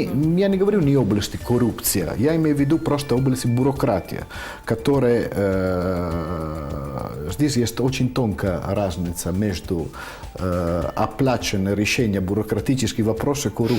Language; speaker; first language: Russian; non-native, fluent; Italian